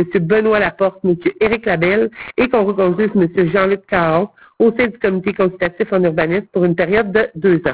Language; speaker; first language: French; native; French